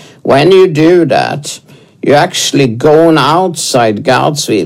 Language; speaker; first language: English; non-native, fluent; Swedish